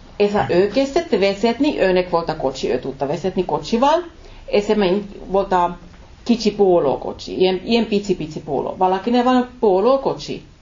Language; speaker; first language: Hungarian; non-native, learner; Finnish